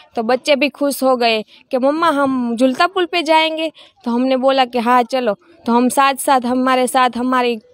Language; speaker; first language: Hindi; non-native, local second language; Gujarati